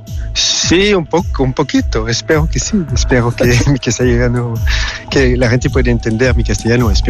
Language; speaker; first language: Spanish; non-native, learner; French